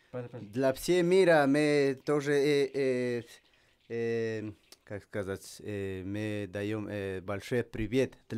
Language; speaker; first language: Russian; non-native, learner; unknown